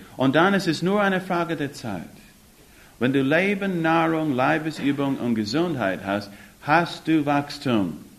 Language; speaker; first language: German; non-native, fluent; English